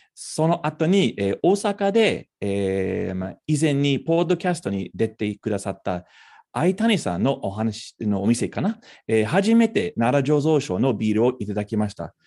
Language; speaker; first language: Japanese; non-native, fluent; English